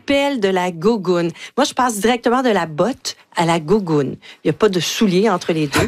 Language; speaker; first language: French; native; French